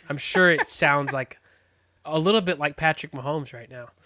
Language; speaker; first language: English; native; English